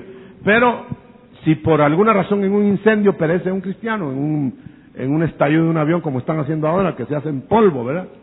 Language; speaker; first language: Spanish; native; Spanish